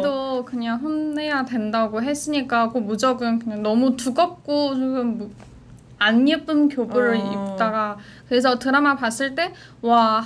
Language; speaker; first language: Korean; non-native, fluent; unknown